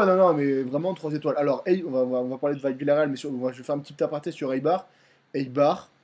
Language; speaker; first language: French; native; French